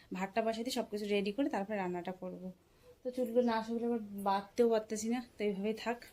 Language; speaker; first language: Bangla; non-native, local second language; Rangpuri